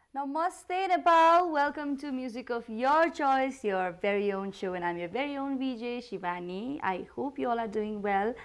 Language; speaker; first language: English; non-native, local second language; Nepali